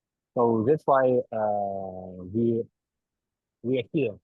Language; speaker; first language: English; non-native, learner; Ukrainian